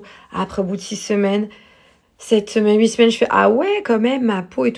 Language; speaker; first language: French; native; French